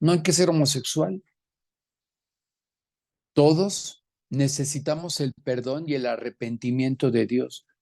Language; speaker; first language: Spanish; native; Spanish